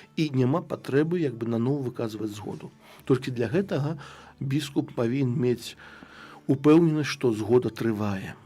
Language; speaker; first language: Belarusian; non-native, local second language; Russian